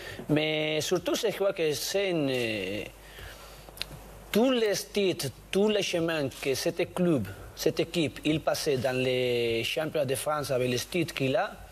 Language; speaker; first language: French; non-native, learner; Spanish